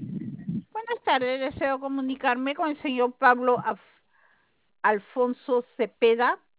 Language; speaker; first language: Spanish; native; Spanish